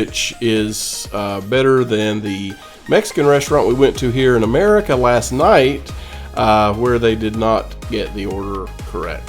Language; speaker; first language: English; native; English